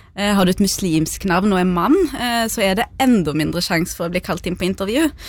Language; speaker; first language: Norwegian; early bilingual, other home language; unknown